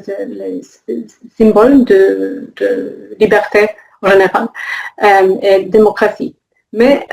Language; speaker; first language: French; non-native, learner; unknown